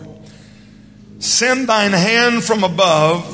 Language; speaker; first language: English; native; English